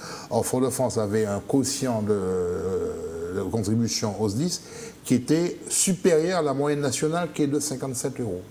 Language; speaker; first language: French; native; French